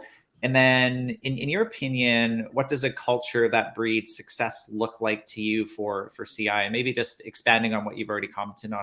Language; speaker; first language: English; native; English